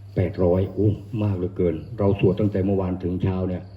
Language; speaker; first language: Thai; non-native, local second language; Northern Khmer